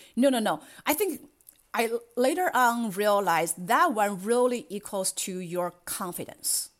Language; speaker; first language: English; non-native, fluent; Chinese